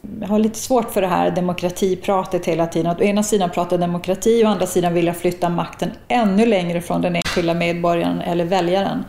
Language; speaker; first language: Swedish; native; Swedish